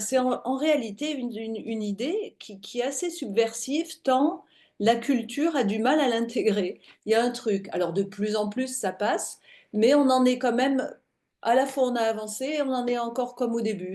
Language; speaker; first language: French; native; French